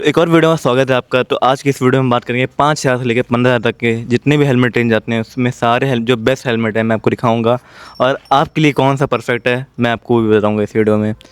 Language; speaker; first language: Hindi; native; Hindi